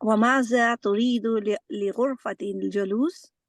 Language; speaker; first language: Arabic; non-native, learner; Urdu